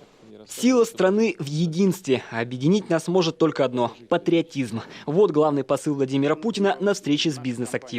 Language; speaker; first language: Russian; native; Russian